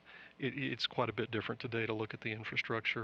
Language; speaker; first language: English; native; English